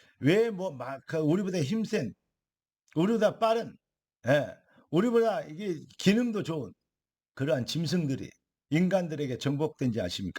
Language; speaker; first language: Korean; native; Korean